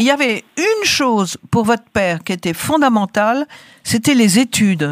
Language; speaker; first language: French; native; French